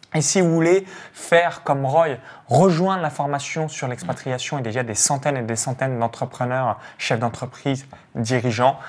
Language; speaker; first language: French; native; French